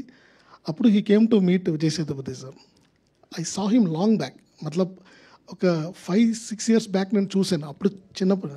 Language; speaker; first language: Telugu; non-native, learner; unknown